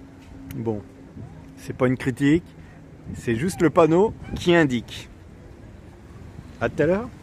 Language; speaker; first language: French; native; French